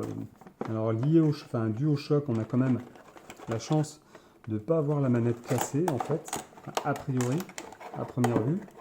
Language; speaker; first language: French; native; French